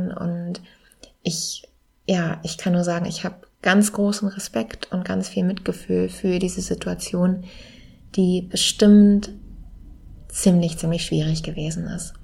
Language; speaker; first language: German; native; German